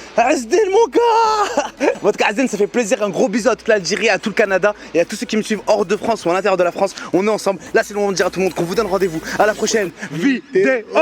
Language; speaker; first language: French; early bilingual, other home language; Riffian